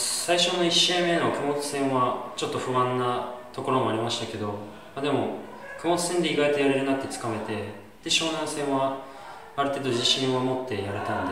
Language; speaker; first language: Japanese; native; Japanese